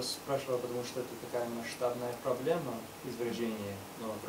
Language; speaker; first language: Russian; non-native, fluent; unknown